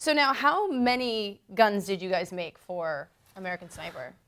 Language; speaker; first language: English; native; English